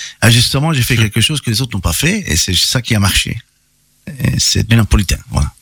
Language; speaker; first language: French; early bilingual, other home language; Italian